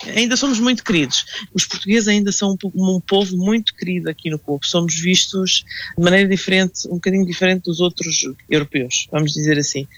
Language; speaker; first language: Portuguese; native; Portuguese